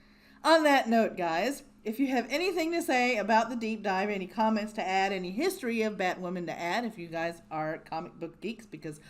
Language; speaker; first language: English; native; English